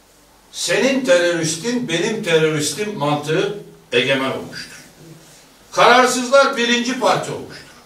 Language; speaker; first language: Turkish; native; Turkish